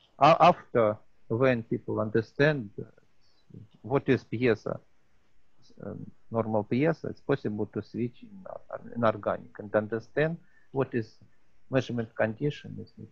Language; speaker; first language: English; non-native, learner; Russian